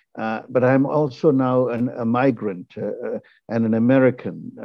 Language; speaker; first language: English; non-native, local second language; Tamil